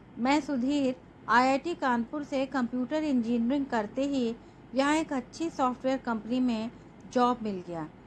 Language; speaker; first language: Hindi; native; Hindi